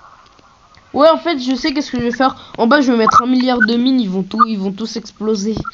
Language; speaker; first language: French; native; French